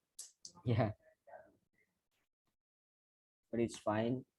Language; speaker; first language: English; non-native, learner; Indonesian